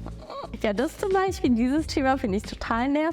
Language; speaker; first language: German; early bilingual, other home language; Bangla